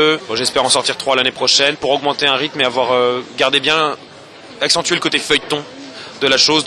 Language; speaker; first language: French; native; French